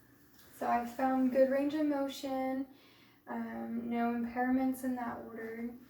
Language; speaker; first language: English; native; English